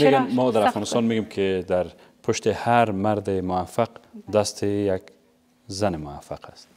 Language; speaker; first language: Persian; native; Persian